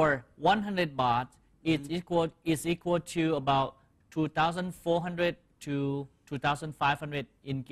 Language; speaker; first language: English; non-native, fluent; Thai